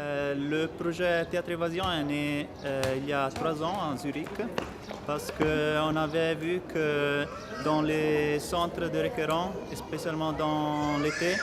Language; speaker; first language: French; non-native, fluent; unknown